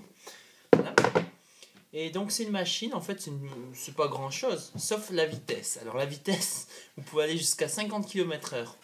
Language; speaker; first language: French; native; French